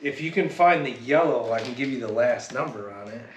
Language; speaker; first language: English; native; English